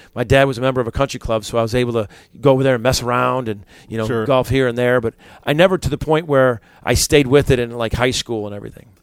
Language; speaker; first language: English; native; English